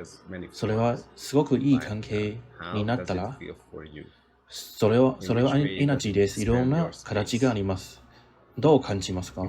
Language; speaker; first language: Japanese; non-native, learner; English